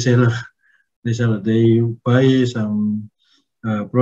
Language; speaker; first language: English; non-native, learner; Indonesian